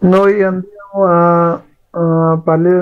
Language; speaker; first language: Italian; non-native, learner; Bangla